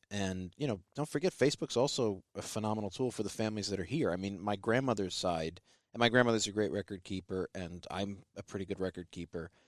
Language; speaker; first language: English; native; English